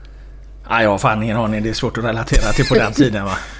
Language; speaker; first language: Swedish; native; Swedish